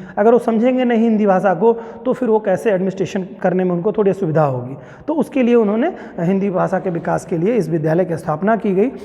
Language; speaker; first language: Hindi; native; Hindi